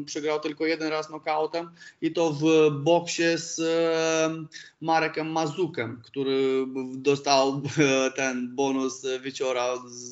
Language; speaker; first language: Polish; non-native, fluent; Romanian